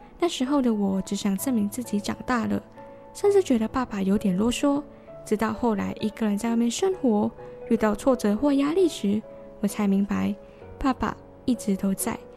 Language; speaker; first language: Chinese; native; Chinese